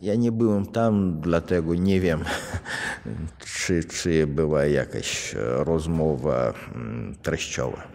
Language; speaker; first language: Polish; non-native, fluent; Russian